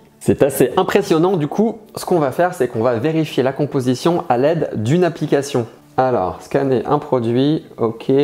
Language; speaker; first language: French; native; French